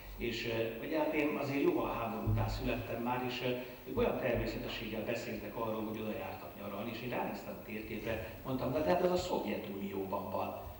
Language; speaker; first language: Hungarian; native; Hungarian